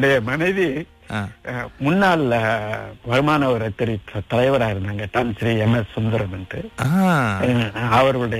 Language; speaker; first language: Tamil; native; Tamil